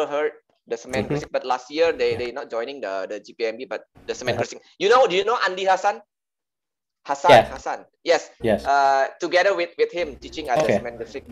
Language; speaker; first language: English; non-native, learner; Indonesian